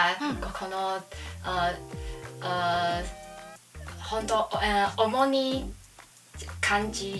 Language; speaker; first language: Japanese; non-native, learner; Chinese